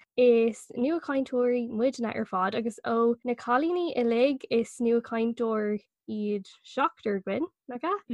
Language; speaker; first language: Irish; non-native, local second language; English